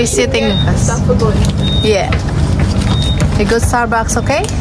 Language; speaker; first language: English; non-native, learner; Indonesian